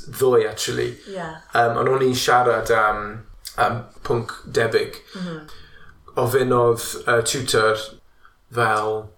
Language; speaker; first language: Welsh; non-native, local second language; English